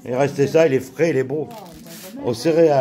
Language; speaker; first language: French; native; French